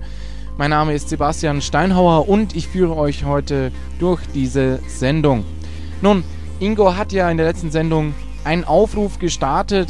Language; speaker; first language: German; native; German